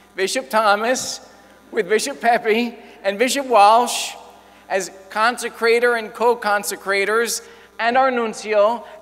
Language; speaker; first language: English; native; English